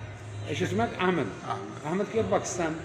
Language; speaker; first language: Arabic; non-native, learner; Urdu